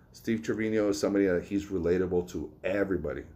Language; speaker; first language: English; early bilingual, other home language; Spanish